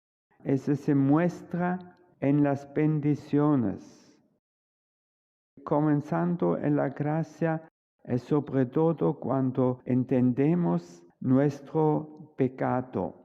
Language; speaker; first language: Spanish; non-native, fluent; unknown